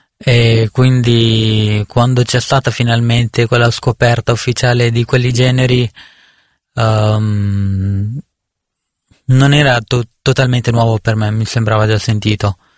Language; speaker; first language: Italian; early bilingual, other home language; Punjabi